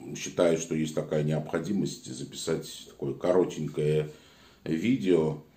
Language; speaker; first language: Russian; native; Russian